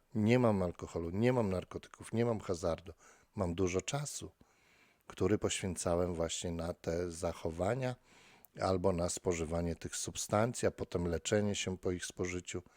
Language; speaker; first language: Polish; native; Polish